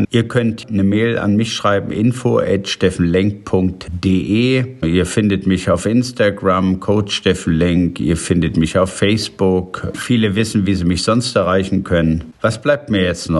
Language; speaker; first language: German; native; German